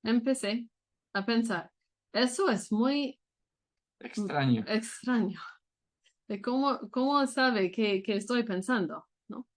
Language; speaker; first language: Spanish; non-native, learner; English